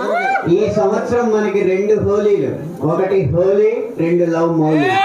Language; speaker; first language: Telugu; native; Telugu